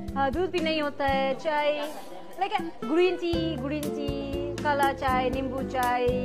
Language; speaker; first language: Hindi; non-native, learner; Japanese